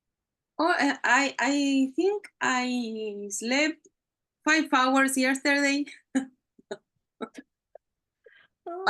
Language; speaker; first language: English; non-native, learner; Spanish